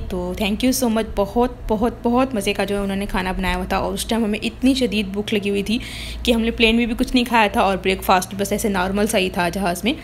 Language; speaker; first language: Urdu; native; Urdu